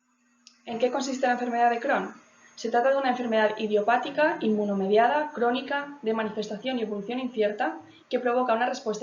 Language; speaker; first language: Spanish; native; Spanish